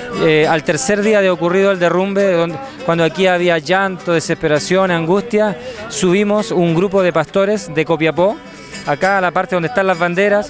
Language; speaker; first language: Spanish; native; Spanish